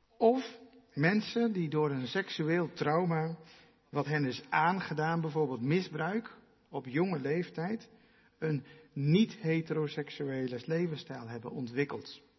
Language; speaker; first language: Dutch; non-native, local second language; Western Frisian